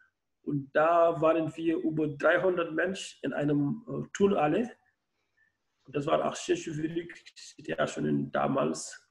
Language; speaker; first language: German; non-native, learner; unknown